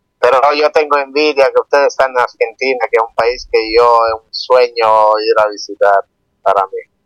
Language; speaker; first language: Spanish; non-native, fluent; Italian